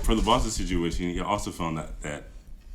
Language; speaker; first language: English; native; English